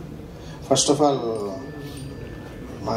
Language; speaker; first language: Telugu; native; Telugu